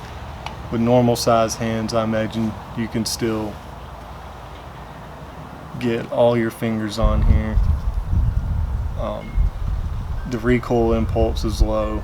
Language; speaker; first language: English; native; English